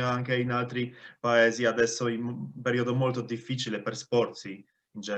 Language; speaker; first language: Italian; non-native, fluent; Polish